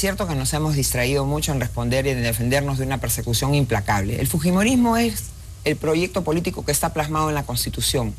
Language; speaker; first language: Spanish; native; Spanish